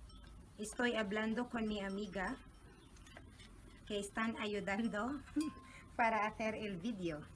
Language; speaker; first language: Spanish; non-native, learner; Filipino